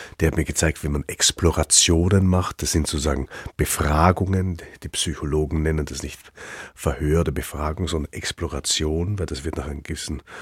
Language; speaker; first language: German; native; German